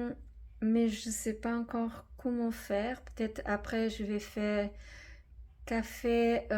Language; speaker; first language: French; non-native, fluent; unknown